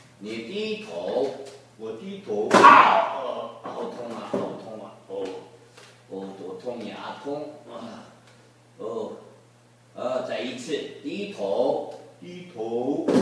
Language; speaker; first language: Chinese; non-native, learner; Korean